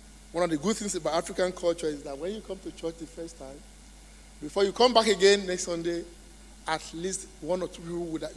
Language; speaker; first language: English; non-native, local second language; Yoruba